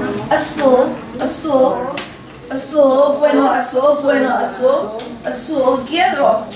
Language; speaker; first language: Spanish; non-native, learner; Chinese